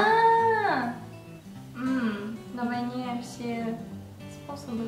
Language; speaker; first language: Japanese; non-native, learner; Russian